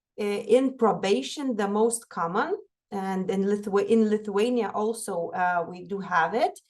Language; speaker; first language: English; non-native, fluent; Lithuanian